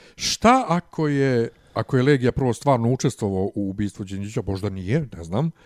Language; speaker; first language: Bosnian; native; Bosnian